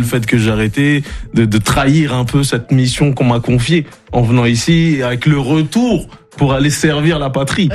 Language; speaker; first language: French; early bilingual, other home language; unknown